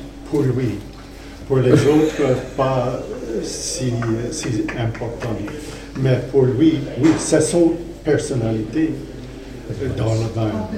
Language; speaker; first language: French; non-native, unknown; English